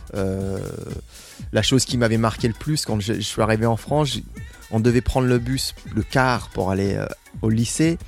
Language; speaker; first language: French; non-native, fluent; English